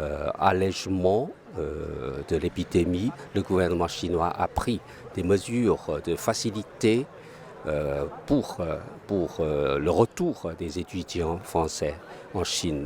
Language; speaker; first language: French; non-native, fluent; Chinese